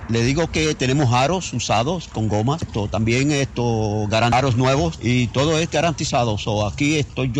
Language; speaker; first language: Spanish; native; Spanish